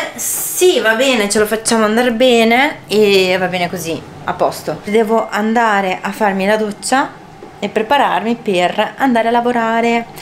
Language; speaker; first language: Italian; early bilingual, other home language; Romanian